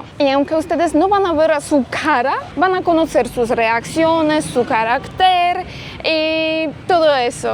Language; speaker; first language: Spanish; non-native, fluent; Polish